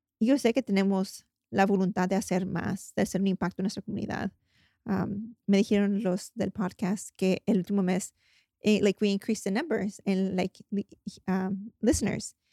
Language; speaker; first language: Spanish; early bilingual, heritage; Spanish